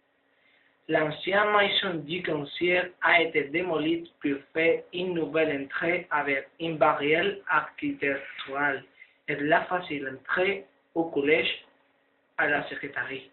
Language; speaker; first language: French; non-native, learner; Spanish